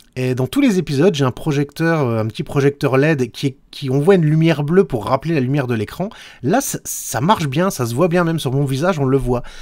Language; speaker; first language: French; native; French